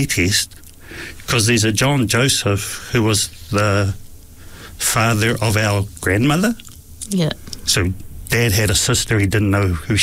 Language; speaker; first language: English; native; English